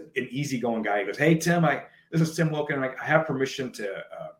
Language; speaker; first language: English; native; English